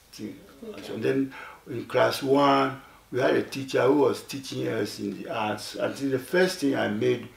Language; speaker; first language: English; non-native, local second language; Ewe